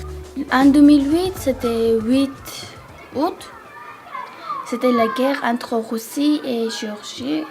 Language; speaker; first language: French; non-native, learner; Georgian